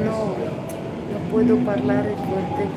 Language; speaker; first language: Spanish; non-native, learner; Romanian